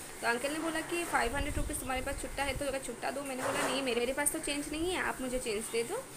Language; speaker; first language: Hindi; non-native, local second language; Bangla